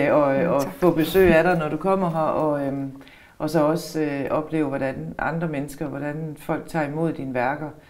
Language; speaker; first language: Danish; native; Danish